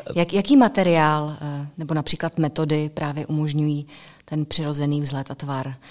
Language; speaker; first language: Czech; native; Czech